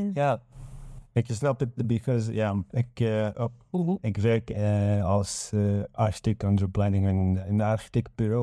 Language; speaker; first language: Dutch; non-native, learner; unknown